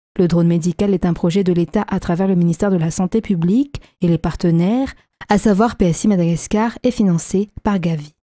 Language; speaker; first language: French; non-native, local second language; Malagasy